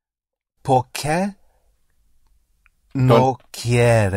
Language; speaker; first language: Spanish; non-native, learner; English